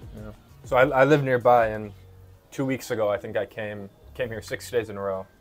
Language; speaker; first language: English; native; English